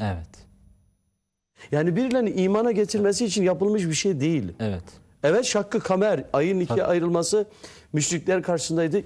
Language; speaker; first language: Turkish; native; Turkish